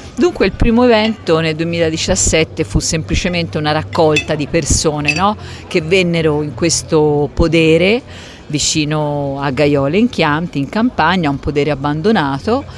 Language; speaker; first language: Italian; native; Italian